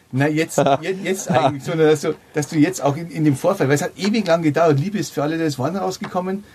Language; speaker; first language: German; native; German